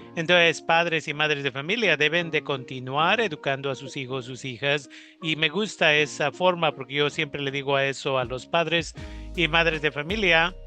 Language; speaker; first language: Spanish; native; Spanish